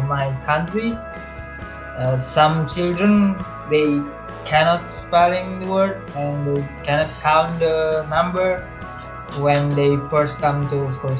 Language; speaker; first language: English; non-native, learner; Indonesian